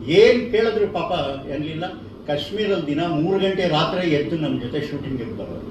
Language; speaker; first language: Kannada; native; Kannada